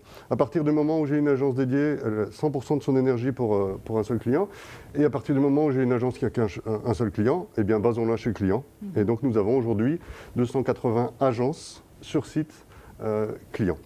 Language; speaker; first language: French; native; French